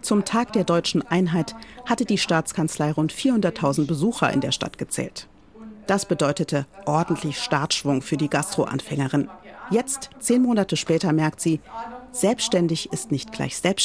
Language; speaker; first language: German; native; German